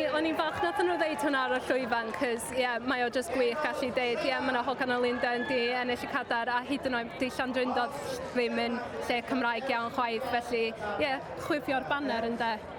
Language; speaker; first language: Welsh; non-native, local second language; English